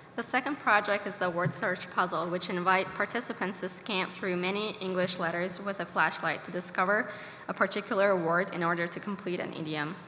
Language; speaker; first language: English; non-native, fluent; Persian